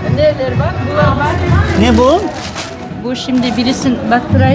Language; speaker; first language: Turkish; non-native, local second language; Kyrgyz